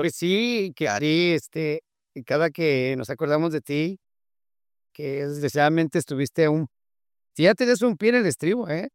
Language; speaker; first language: Spanish; native; Spanish